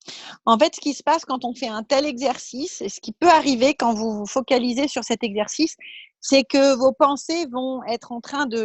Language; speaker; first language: French; native; French